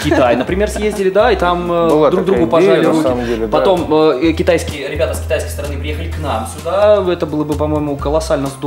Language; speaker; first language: Russian; native; Russian